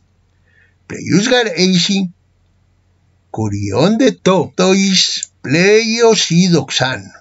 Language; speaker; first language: Greek; non-native, fluent; Spanish